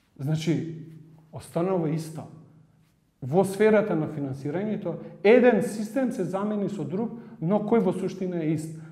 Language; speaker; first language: Macedonian; non-native, local second language; Albanian